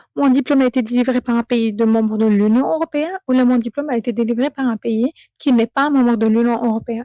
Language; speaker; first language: French; non-native, local second language; Arabic